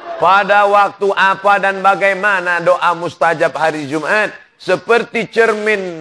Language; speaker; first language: Indonesian; native; Indonesian